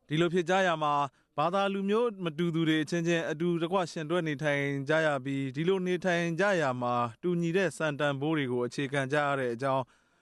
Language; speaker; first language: Burmese; native; Burmese